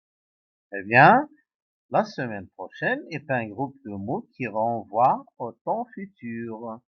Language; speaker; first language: French; non-native, local second language; Arabic